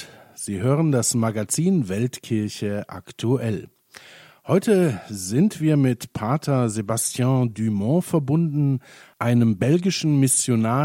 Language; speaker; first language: German; native; German